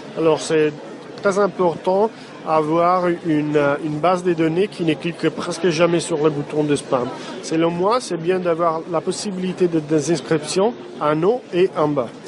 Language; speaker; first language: French; non-native, fluent; Italian